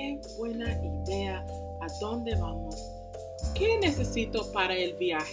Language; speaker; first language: Spanish; non-native, fluent; English